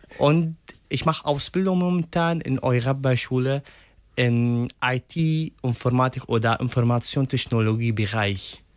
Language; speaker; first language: German; non-native, learner; Arabic